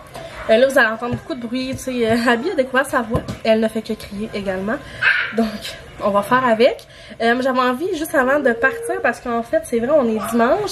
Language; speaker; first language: French; native; French